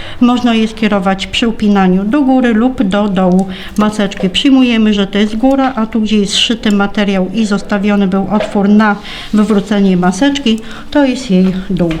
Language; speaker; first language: Polish; native; Polish